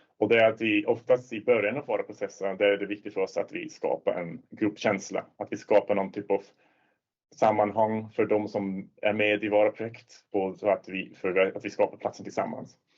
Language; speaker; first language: Swedish; non-native, fluent; Swiss German